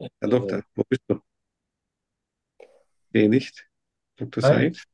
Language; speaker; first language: German; non-native, fluent; Turkish